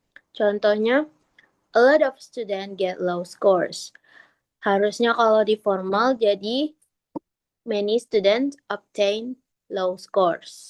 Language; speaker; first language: English; non-native, learner; Indonesian